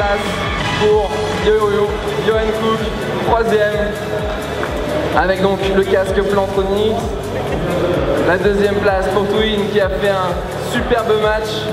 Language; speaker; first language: French; native; French